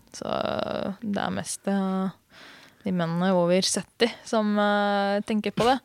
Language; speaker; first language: Norwegian; non-native, fluent; Hungarian